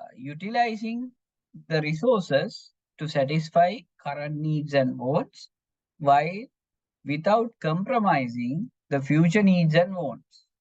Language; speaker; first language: English; non-native, local second language; Sinhala